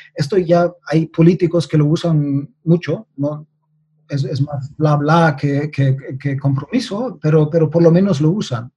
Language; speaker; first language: Spanish; non-native, fluent; German